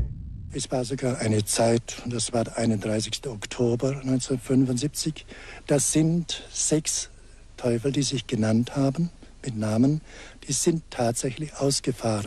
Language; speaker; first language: German; native; German